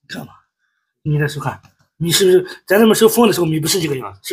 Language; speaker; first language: Chinese; native; Chinese